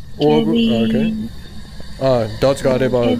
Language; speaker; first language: Japanese; non-native, learner; English